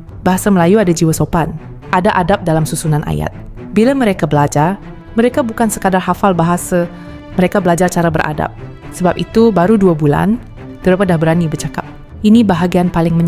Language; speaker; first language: Malay; native; Malay